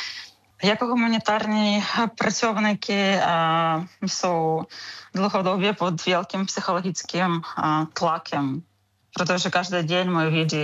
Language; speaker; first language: Czech; non-native, learner; Ukrainian